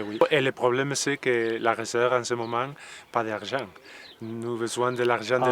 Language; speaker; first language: French; non-native, learner; Spanish